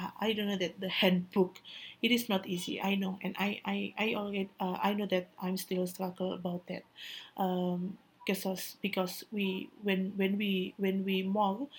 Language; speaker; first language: English; non-native, learner; Indonesian